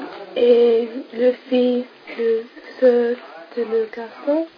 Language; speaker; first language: French; non-native, learner; English